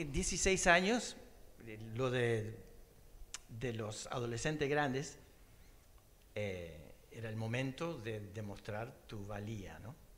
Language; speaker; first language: Spanish; early bilingual, other home language; English